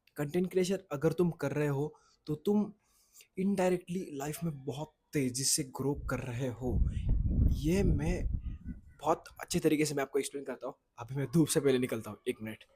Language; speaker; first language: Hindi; non-native, local second language; Marathi